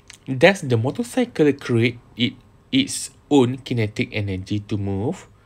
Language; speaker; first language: English; non-native, local second language; Malay